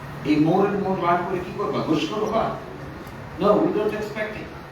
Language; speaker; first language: English; non-native, local second language; Bangla